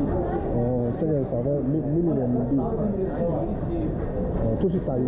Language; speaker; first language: Chinese; non-native, learner; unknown